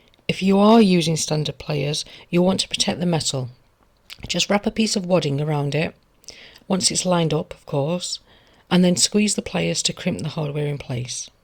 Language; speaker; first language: English; native; English